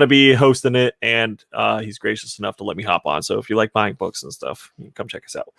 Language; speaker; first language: English; native; English